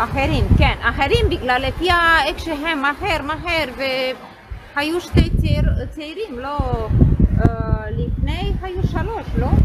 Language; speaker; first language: Hebrew; non-native, learner; Romanian